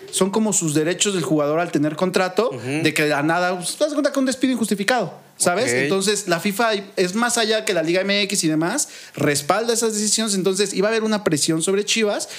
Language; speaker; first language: Spanish; native; Spanish